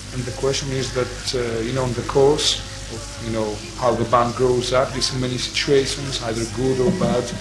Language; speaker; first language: English; non-native, fluent; Greek